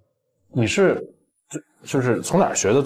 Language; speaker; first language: Chinese; native; Chinese